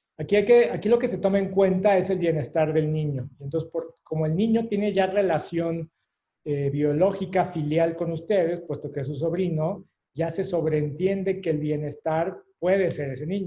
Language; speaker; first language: Spanish; native; Spanish